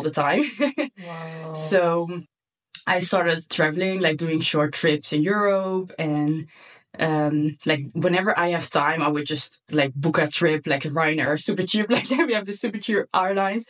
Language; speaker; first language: English; non-native, fluent; Dutch